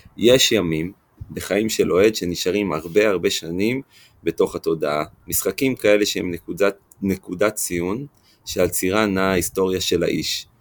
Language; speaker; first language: Hebrew; native; Hebrew